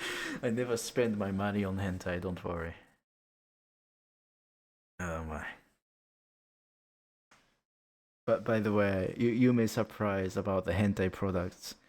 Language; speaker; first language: English; non-native, learner; Japanese